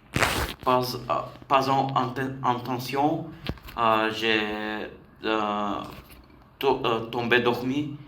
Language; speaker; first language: French; non-native, learner; Bulgarian